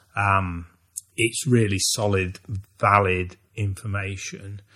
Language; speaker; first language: English; native; English